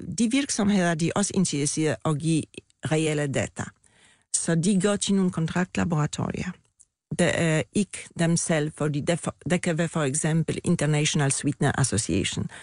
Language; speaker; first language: Danish; non-native, fluent; Polish